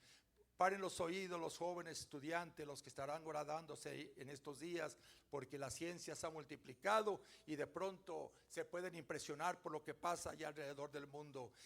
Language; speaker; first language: Spanish; native; Spanish